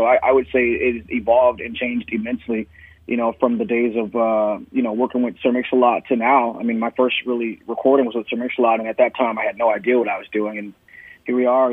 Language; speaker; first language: English; native; English